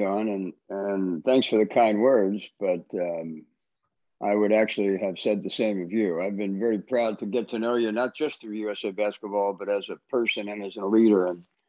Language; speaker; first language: English; native; English